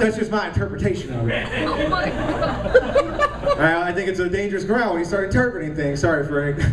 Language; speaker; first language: English; native; English